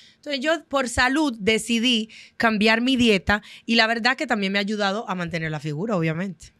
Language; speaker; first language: Spanish; non-native, fluent; Haitian Creole